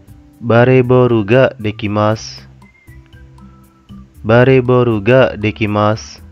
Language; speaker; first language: Japanese; non-native, fluent; Indonesian